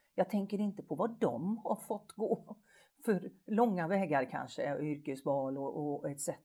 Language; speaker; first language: Swedish; native; Swedish